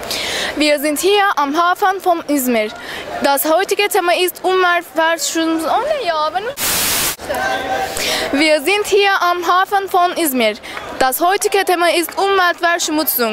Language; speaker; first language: German; non-native, learner; Turkish